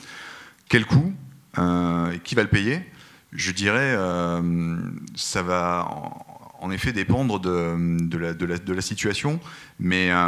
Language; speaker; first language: French; native; French